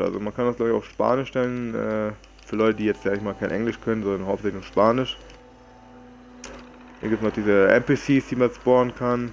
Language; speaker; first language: German; native; German